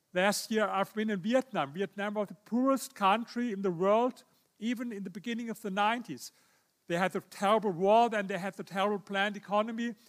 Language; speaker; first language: English; non-native, fluent; German